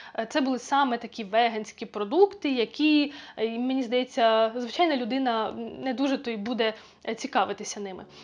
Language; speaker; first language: Ukrainian; non-native, local second language; Russian